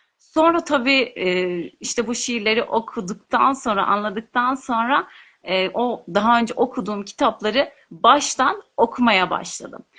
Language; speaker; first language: Turkish; non-native, local second language; Kurdish